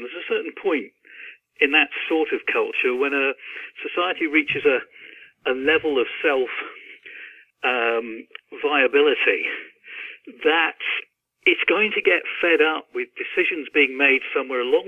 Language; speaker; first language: English; native; English